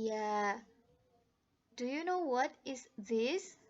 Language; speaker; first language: English; non-native, fluent; Indonesian